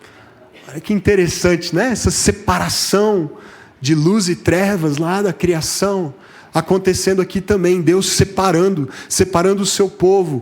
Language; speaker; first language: Portuguese; native; Portuguese